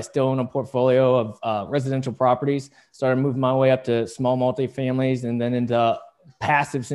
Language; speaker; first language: English; native; English